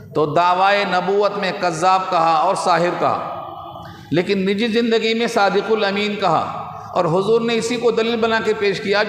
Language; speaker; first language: Urdu; native; Urdu